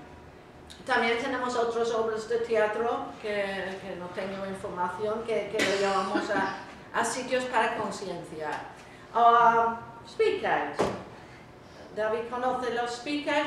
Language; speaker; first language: Spanish; non-native, fluent; English